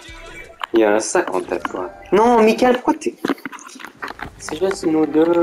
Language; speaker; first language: French; native; French